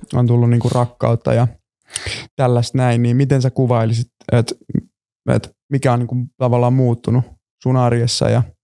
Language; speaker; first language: Finnish; native; Finnish